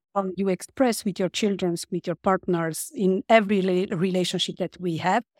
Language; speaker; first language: English; non-native, fluent; Romanian